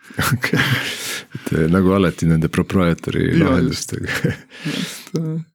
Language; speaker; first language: Estonian; non-native, local second language; Russian